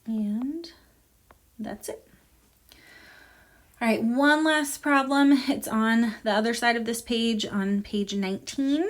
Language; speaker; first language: English; native; English